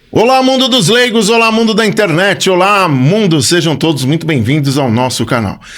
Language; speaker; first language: Portuguese; native; Portuguese